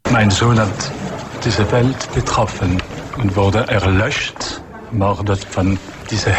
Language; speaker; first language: German; non-native, learner; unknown